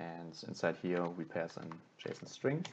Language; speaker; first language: English; non-native, fluent; German